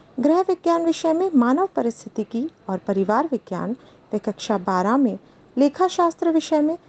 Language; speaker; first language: Hindi; native; Hindi